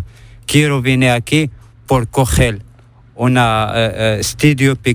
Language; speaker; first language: Spanish; non-native, learner; Arabic